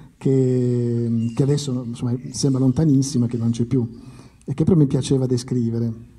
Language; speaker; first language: Italian; native; Italian